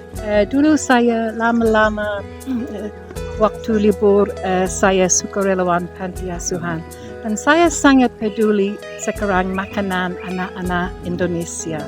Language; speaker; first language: Indonesian; non-native, learner; English